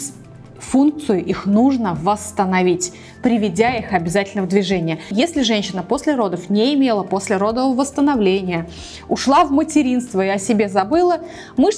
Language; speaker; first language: Russian; native; Russian